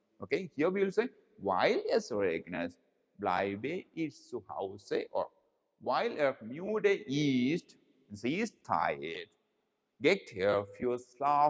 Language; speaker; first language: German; non-native, learner; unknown